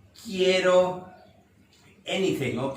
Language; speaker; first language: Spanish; non-native, fluent; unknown